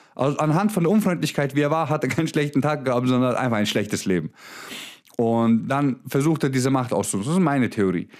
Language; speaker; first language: German; early bilingual, other home language; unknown